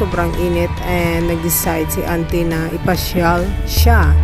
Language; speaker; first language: Filipino; non-native, local second language; Hiligaynon